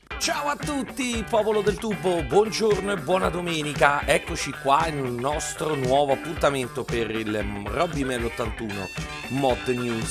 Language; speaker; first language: Italian; native; Italian